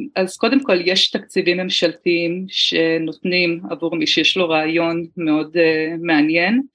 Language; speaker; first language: Hebrew; native; Hebrew